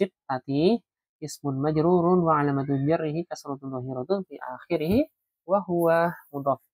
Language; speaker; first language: Arabic; non-native, fluent; Indonesian